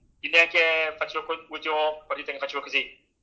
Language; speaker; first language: Italian; non-native, learner; Hungarian